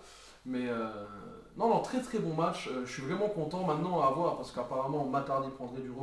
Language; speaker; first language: French; native; French